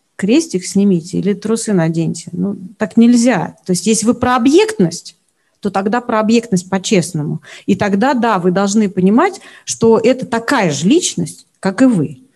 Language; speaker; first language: Russian; native; Russian